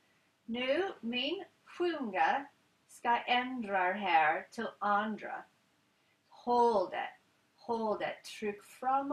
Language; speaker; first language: Swedish; non-native, learner; English